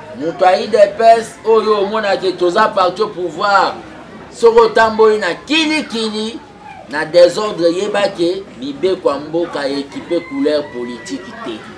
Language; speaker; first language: Lingala; native; Lingala